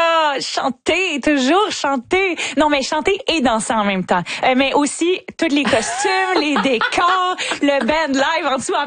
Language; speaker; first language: French; native; French